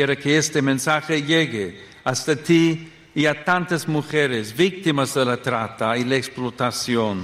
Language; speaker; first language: Spanish; non-native, fluent; English